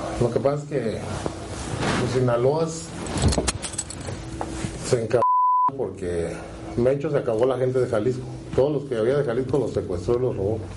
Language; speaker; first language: Spanish; native; Spanish